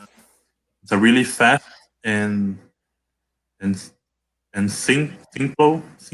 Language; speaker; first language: English; non-native, learner; Portuguese